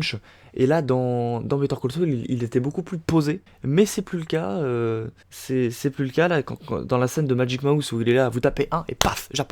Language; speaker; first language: French; native; French